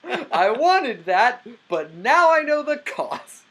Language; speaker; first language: English; native; English